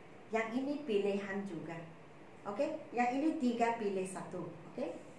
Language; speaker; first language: Malay; non-native, local second language; Chinese